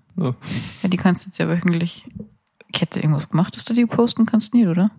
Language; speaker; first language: German; native; German